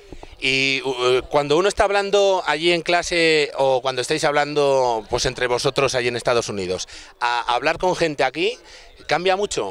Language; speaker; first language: Spanish; native; Spanish